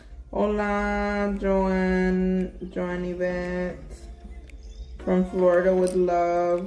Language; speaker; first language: English; early bilingual, other home language; Spanish